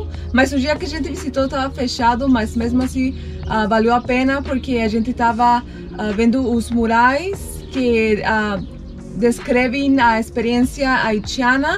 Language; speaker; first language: Portuguese; non-native, fluent; Spanish